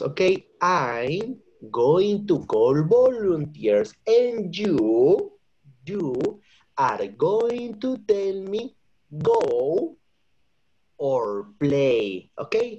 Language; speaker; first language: English; non-native, fluent; Spanish